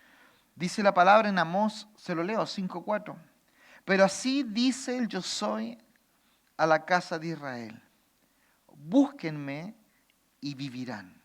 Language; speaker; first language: Spanish; native; Spanish